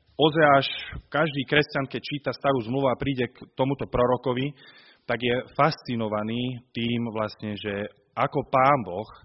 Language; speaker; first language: Slovak; native; Slovak